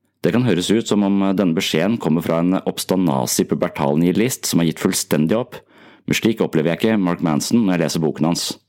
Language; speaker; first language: Norwegian; native; Norwegian